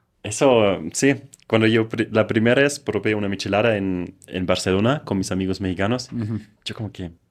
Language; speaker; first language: Spanish; non-native, fluent; German